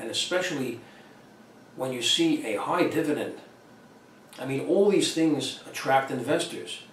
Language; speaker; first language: English; native; English